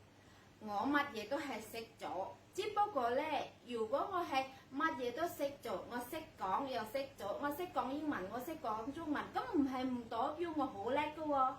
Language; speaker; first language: Cantonese; non-native, fluent; Indonesian